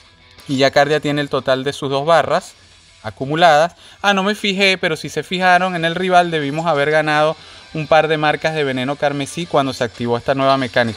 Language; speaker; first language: Spanish; native; Spanish